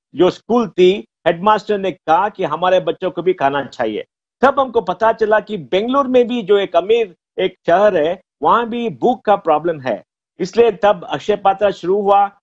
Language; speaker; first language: Hindi; non-native, local second language; Konkani